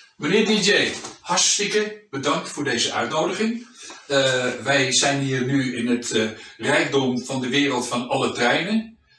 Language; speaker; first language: Dutch; native; Dutch